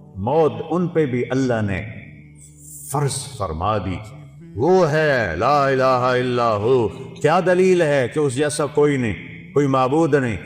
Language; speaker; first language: Urdu; non-native, local second language; Saraiki